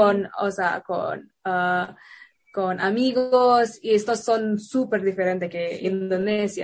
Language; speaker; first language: Spanish; non-native, fluent; Indonesian